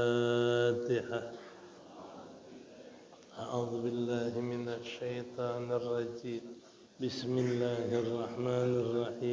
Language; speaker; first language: Arabic; non-native, fluent; Indonesian